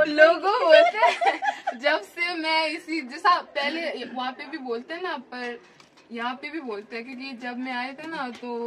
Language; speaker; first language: Hindi; non-native, learner; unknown